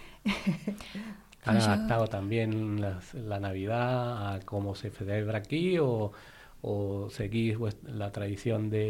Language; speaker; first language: Spanish; native; Spanish